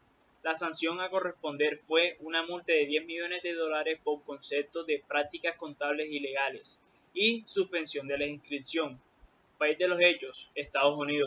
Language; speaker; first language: Spanish; native; Spanish